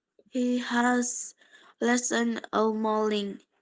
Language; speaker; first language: English; non-native, learner; Polish